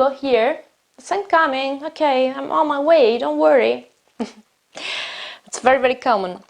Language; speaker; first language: English; non-native, fluent; Italian